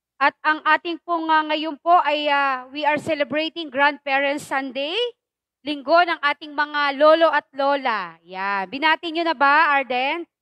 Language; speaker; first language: Filipino; native; Filipino